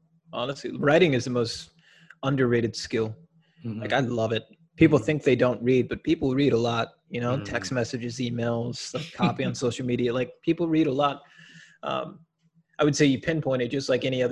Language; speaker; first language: English; native; English